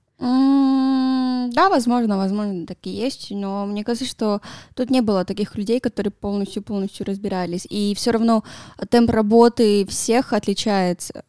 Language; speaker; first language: Russian; non-native, fluent; Spanish